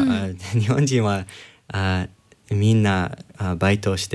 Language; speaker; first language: Japanese; non-native, learner; English